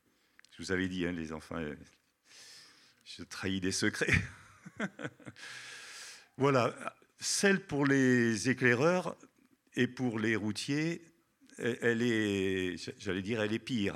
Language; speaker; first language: French; native; French